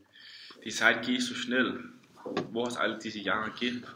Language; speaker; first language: German; non-native, learner; Danish